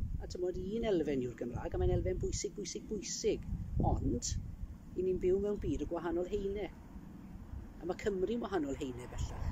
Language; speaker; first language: Welsh; early bilingual, heritage; Welsh